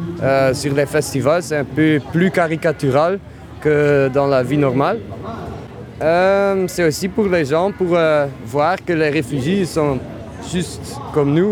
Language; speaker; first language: French; non-native, learner; Dutch